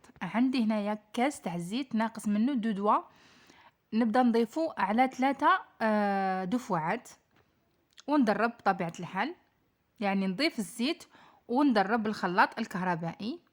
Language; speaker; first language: Arabic; native; Arabic